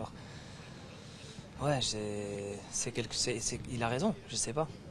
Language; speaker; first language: French; non-native, fluent; Dutch